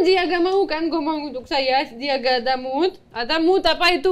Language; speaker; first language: Indonesian; non-native, learner; Russian